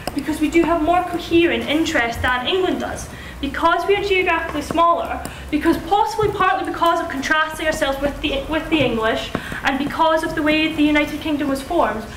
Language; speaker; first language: English; native; English